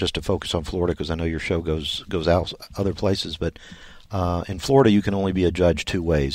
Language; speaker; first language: English; native; English